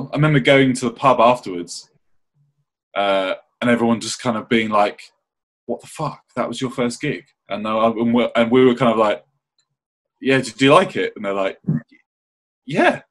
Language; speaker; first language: English; native; English